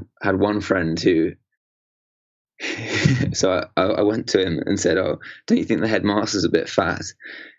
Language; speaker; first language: English; native; English